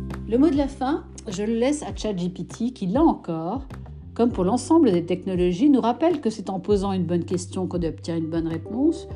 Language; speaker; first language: French; native; French